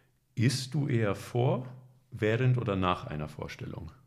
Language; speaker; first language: German; native; German